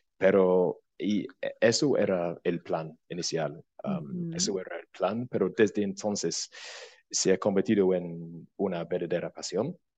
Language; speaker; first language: Spanish; non-native, fluent; English